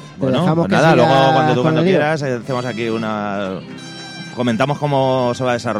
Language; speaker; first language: Spanish; native; Spanish